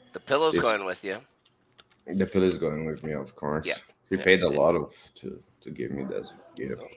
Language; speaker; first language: English; non-native, fluent; Portuguese